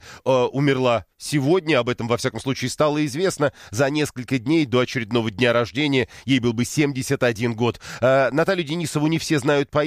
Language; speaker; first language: Russian; native; Russian